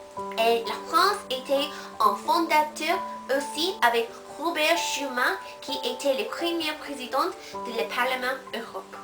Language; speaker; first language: French; non-native, learner; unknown